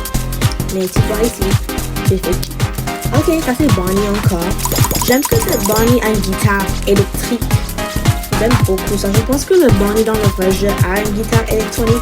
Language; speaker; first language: French; non-native, learner; English